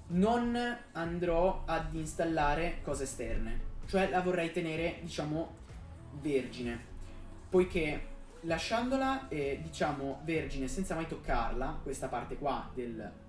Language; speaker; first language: Italian; native; Italian